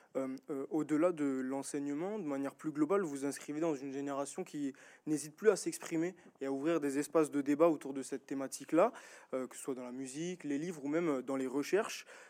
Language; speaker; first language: French; native; French